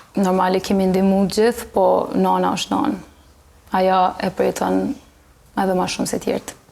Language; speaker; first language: Albanian; early bilingual, heritage; Albanian